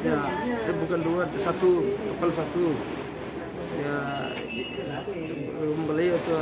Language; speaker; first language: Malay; non-native, learner; Rohingya